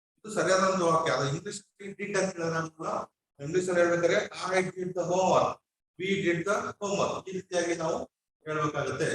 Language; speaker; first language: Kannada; non-native, local second language; Urdu